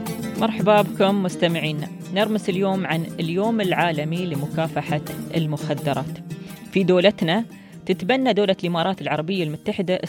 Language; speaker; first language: Arabic; native; Arabic